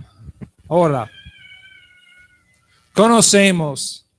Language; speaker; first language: Spanish; non-native, learner; English